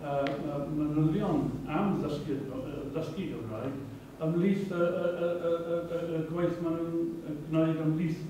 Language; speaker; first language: Welsh; native; Welsh